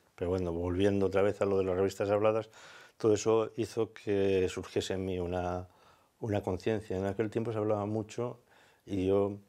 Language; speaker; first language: Spanish; native; Spanish